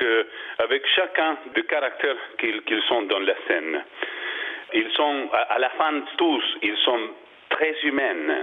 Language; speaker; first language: French; non-native, learner; Spanish